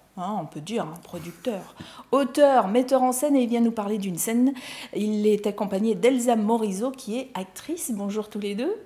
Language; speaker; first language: French; native; French